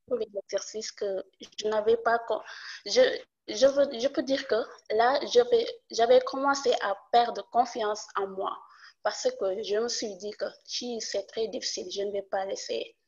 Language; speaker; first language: French; non-native, local second language; Wolof